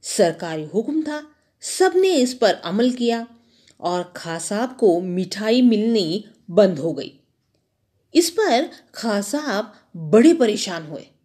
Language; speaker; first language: Hindi; non-native, local second language; Marathi